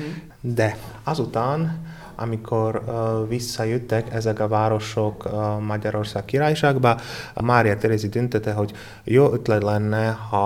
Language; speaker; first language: Hungarian; non-native, learner; Slovak